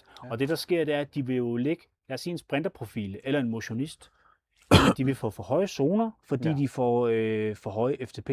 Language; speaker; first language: Danish; native; Danish